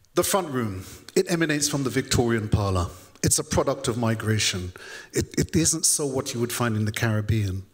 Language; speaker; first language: English; native; English